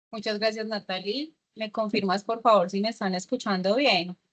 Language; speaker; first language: Spanish; native; Spanish